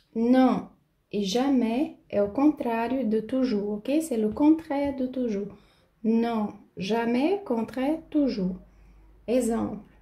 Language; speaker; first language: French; non-native, fluent; Portuguese